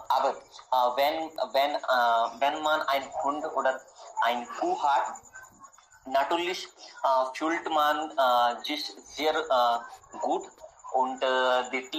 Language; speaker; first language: German; non-native, learner; Hindi